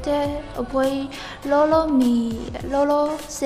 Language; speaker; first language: Italian; non-native, learner; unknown